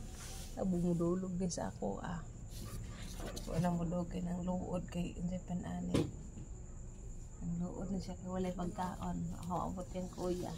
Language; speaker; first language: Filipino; non-native, local second language; Cebuano